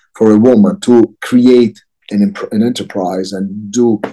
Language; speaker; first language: English; non-native, fluent; Italian